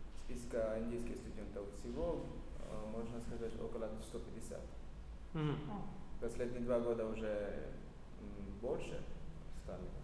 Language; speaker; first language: Russian; non-native, learner; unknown